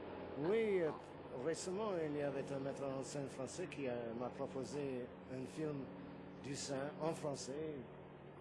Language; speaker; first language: French; non-native, fluent; English